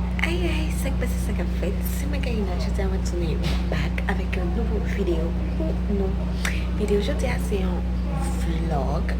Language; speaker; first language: French; non-native, local second language; Haitian Creole